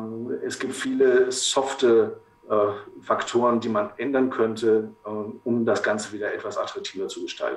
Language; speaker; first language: German; native; German